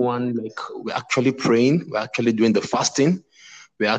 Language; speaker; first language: English; non-native, local second language; Igbo